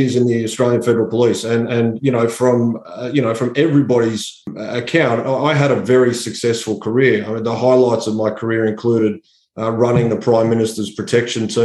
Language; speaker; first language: English; native; English